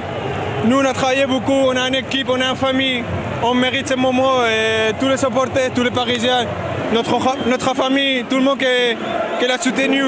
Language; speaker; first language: French; non-native, fluent; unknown